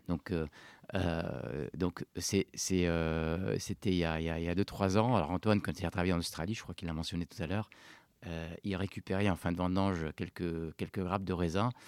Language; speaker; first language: French; non-native, local second language; Arabic